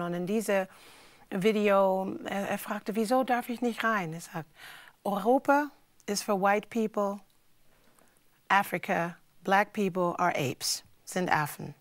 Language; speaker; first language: German; non-native, fluent; English